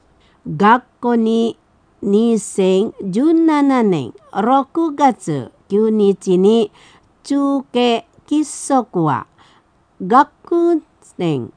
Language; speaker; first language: Japanese; non-native, fluent; Indonesian